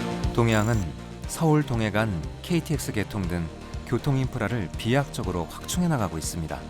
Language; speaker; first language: Korean; native; Korean